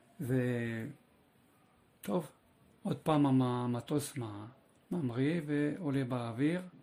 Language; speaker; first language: Hebrew; non-native, fluent; French